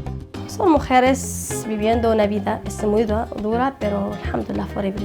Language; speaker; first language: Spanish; non-native, learner; Arabic